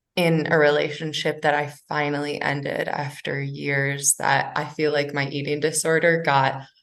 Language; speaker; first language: English; native; English